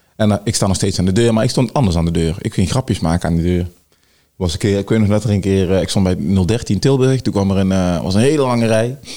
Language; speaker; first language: Dutch; early bilingual, other home language; Sranan Tongo